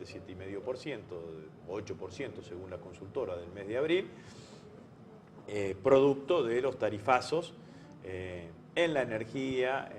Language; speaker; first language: Spanish; native; Spanish